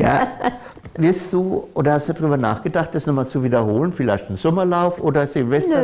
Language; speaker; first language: German; native; German